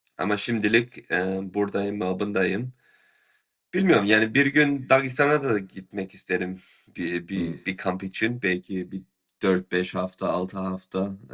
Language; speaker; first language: Turkish; early bilingual, heritage; Turkish